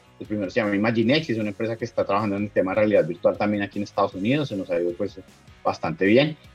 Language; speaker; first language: Spanish; native; Spanish